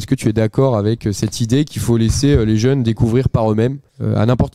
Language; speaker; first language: French; native; French